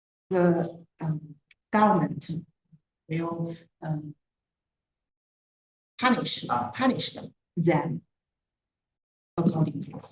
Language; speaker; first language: English; non-native, learner; Chinese